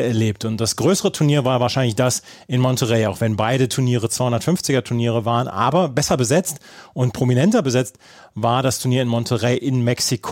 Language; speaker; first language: German; native; German